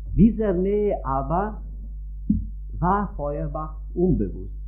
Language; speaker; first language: German; non-native, fluent; Italian